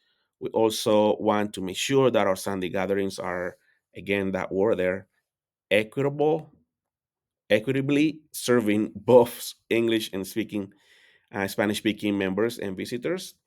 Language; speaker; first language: English; non-native, fluent; Spanish